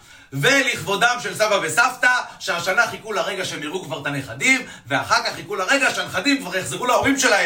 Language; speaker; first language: Hebrew; native; Hebrew